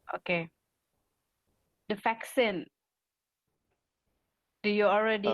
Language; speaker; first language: English; non-native, fluent; Indonesian